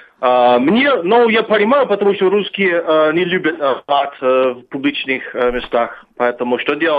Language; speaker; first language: Russian; non-native, fluent; English